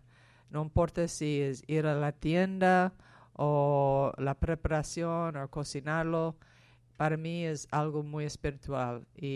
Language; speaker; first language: Spanish; non-native, fluent; English